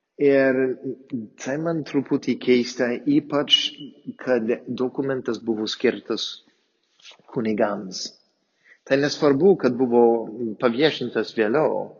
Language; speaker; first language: Lithuanian; non-native, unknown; English